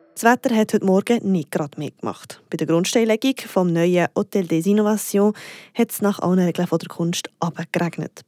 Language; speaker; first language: German; native; German